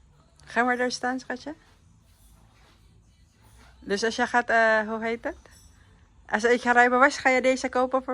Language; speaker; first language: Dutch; non-native, learner; Cebuano